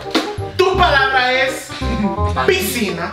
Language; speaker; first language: Spanish; early bilingual, heritage; Spanish